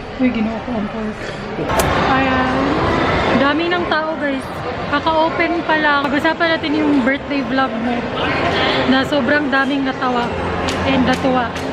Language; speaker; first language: Filipino; non-native, local second language; Cebuano